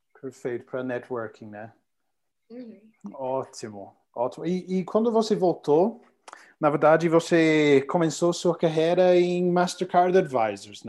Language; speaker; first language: Portuguese; non-native, learner; English